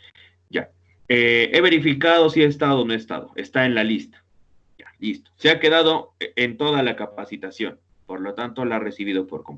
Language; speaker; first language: Spanish; native; Spanish